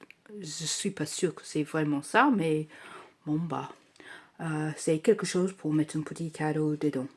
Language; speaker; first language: French; non-native, learner; English